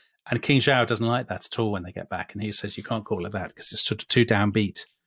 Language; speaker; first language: English; native; English